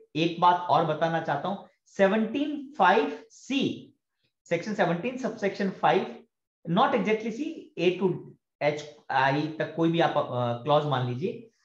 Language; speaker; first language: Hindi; native; Hindi